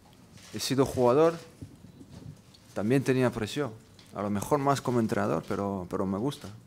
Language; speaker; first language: Spanish; non-native, fluent; French